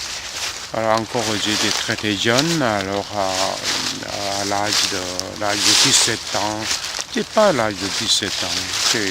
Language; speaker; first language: French; non-native, fluent; Korean